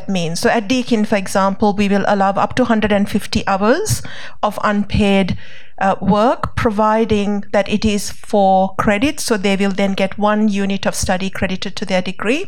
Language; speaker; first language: English; non-native, local second language; Sinhala